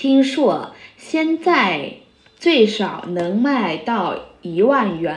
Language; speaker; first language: Chinese; non-native, fluent; Vietnamese